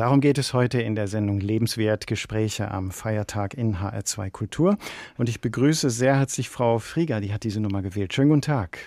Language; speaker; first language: German; native; German